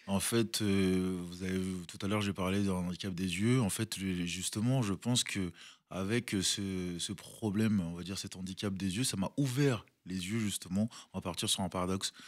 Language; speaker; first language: French; early bilingual, other home language; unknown